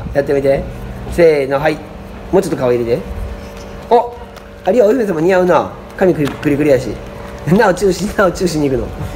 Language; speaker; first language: Japanese; native; Japanese